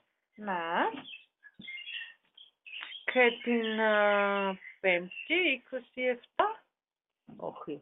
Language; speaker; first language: Greek; non-native, learner; German